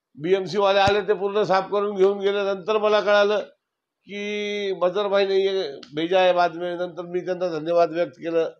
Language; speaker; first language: Marathi; non-native, local second language; Urdu